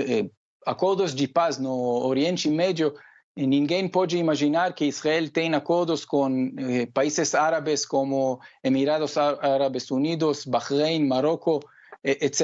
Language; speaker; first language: Portuguese; non-native, fluent; Hebrew